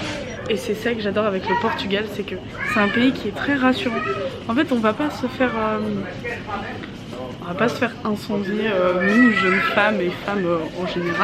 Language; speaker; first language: French; native; French